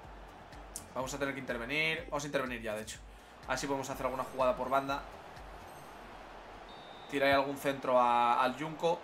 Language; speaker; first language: Spanish; native; Spanish